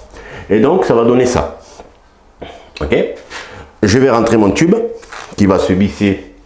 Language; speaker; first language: French; native; French